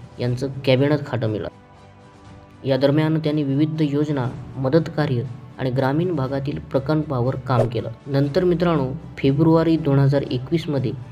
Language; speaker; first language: Marathi; non-native, local second language; Lambadi